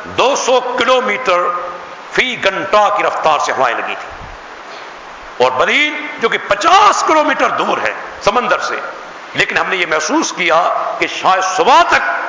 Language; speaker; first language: Urdu; non-native, local second language; Sindhi